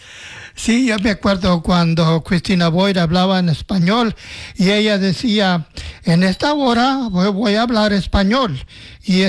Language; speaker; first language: Spanish; early bilingual, heritage; Spanish